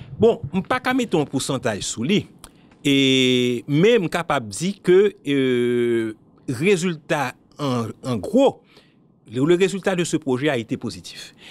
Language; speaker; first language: French; non-native, local second language; Haitian Creole